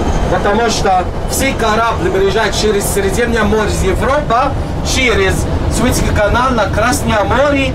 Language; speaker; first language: Russian; non-native, learner; Arabic